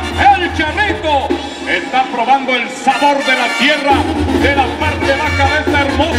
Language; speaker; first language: Spanish; native; Spanish